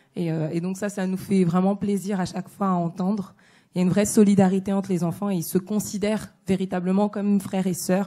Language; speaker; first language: French; native; French